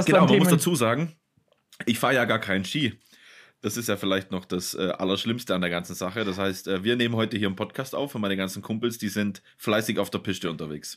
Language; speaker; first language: German; native; German